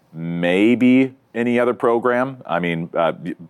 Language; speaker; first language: English; native; English